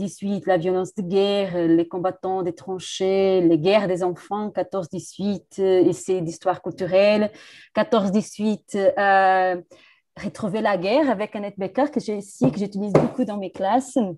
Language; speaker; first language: French; non-native, fluent; Portuguese